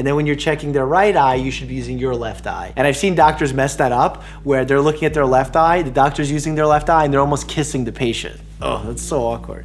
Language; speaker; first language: English; native; English